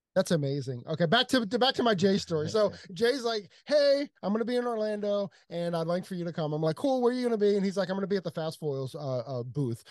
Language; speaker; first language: English; native; English